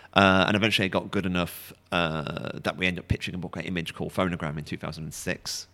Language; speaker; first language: English; native; English